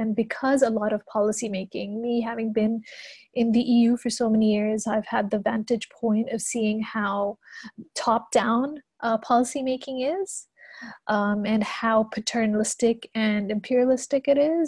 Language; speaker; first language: English; non-native, local second language; Urdu